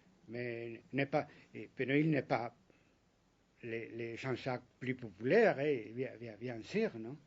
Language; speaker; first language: French; non-native, fluent; Spanish